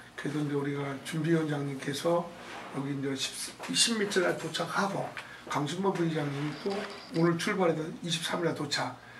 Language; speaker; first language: Korean; native; Korean